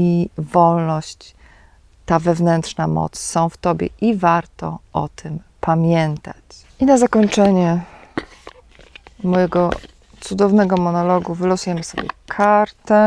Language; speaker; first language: Polish; native; Polish